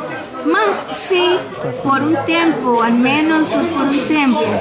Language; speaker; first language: Portuguese; non-native, learner; Spanish